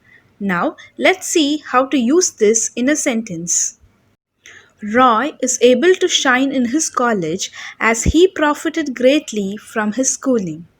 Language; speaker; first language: English; non-native, local second language; Tamil